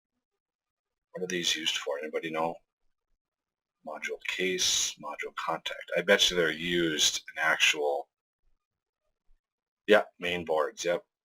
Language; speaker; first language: English; native; English